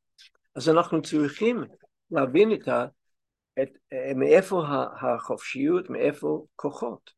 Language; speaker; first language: Hebrew; non-native, fluent; English